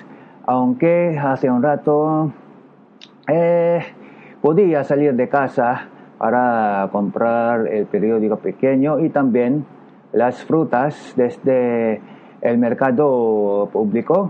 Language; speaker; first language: Spanish; non-native, learner; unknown